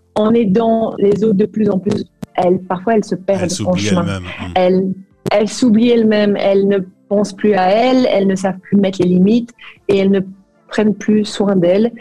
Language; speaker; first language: French; native; French